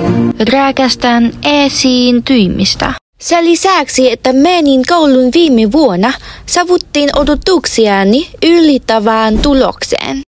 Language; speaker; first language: Finnish; non-native, learner; Vietnamese